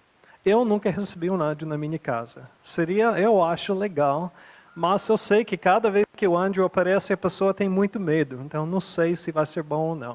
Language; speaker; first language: Portuguese; non-native, fluent; English